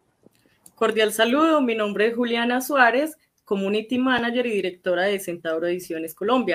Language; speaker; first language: Spanish; native; Spanish